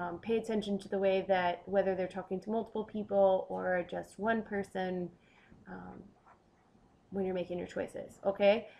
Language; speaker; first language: English; native; English